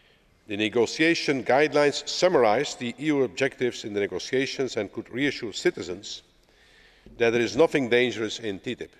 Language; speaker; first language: English; non-native, fluent; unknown